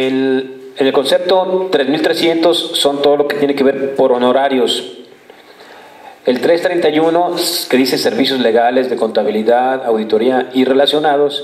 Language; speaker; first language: Spanish; native; Spanish